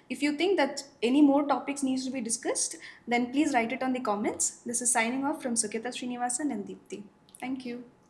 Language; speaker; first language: English; non-native, local second language; Tamil